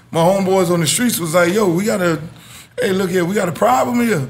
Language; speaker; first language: English; native; English